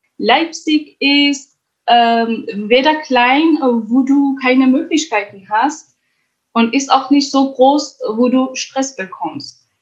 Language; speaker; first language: German; non-native, fluent; Kurdish